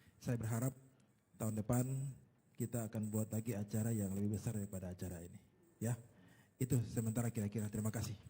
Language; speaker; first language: Indonesian; native; Indonesian